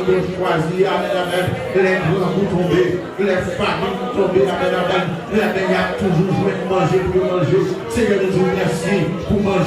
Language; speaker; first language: French; non-native, local second language; Haitian Creole